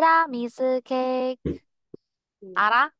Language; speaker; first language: Korean; non-native, fluent; English